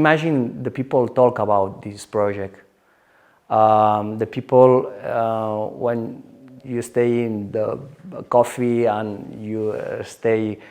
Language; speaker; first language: English; non-native, learner; Spanish